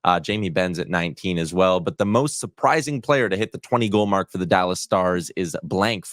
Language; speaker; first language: English; native; English